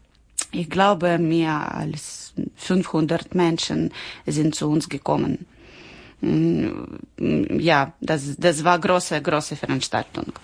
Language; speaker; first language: German; non-native, learner; Ukrainian